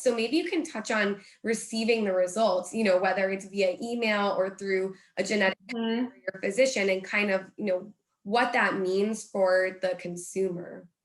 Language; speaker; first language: English; native; English